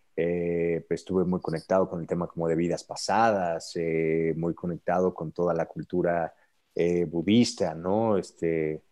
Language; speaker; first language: Spanish; native; Spanish